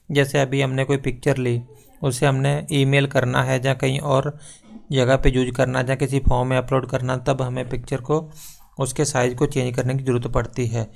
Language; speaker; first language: Hindi; non-native, local second language; Punjabi